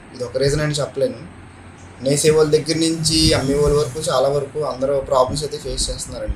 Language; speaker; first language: Telugu; native; Telugu